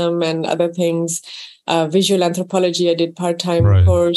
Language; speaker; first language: English; non-native, local second language; Urdu